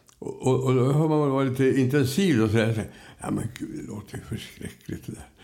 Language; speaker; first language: Swedish; native; Swedish